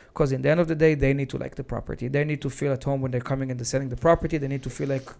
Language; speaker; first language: English; non-native, fluent; Hebrew